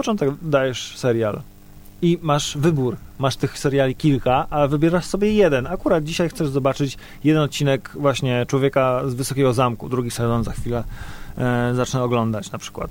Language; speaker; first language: Polish; native; Polish